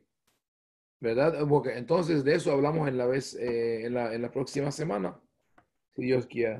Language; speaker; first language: Spanish; non-native, fluent; Hebrew